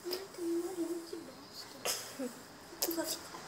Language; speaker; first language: Portuguese; native; Portuguese